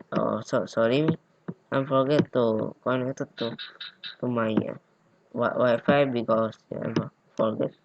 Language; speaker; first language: English; non-native, learner; Indonesian